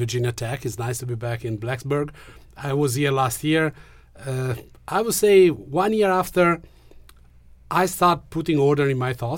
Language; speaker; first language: English; non-native, fluent; Italian